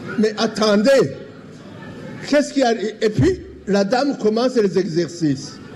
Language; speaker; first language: French; non-native, local second language; Rundi